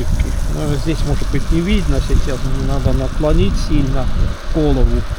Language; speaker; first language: Russian; non-native, local second language; Estonian